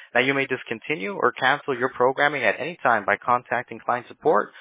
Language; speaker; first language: English; early bilingual, other home language; Spanish